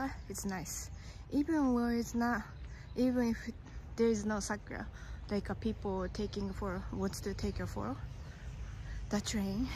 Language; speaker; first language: English; non-native, learner; Japanese